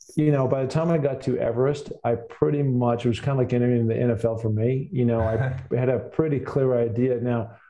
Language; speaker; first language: English; native; English